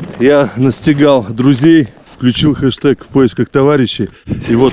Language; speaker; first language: Russian; native; Russian